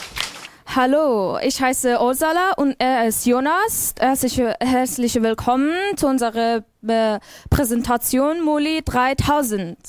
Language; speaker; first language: German; non-native, learner; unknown